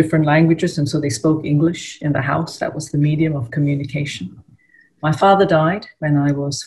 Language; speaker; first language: English; native; English